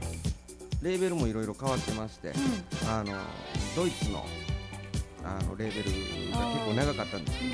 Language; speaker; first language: Japanese; native; Japanese